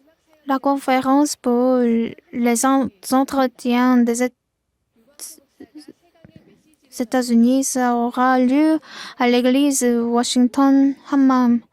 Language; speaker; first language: French; non-native, learner; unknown